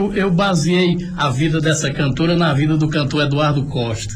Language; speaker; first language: Portuguese; native; Portuguese